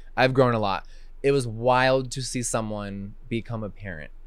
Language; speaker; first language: English; native; English